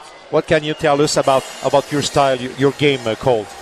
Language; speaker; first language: English; non-native, fluent; French